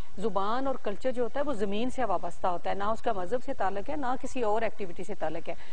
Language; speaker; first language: Urdu; non-native, local second language; Punjabi